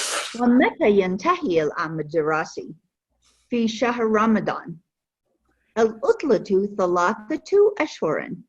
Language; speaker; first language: Arabic; non-native, fluent; English